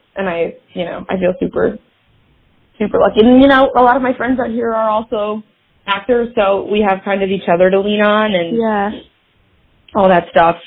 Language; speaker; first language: English; native; English